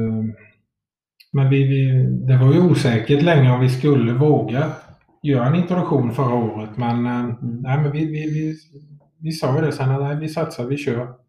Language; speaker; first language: Swedish; native; Swedish